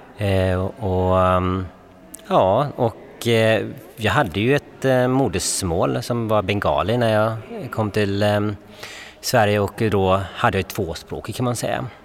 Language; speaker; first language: Swedish; early bilingual, other home language; Bangla